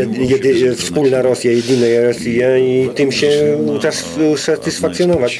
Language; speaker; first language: Polish; non-native, fluent; Russian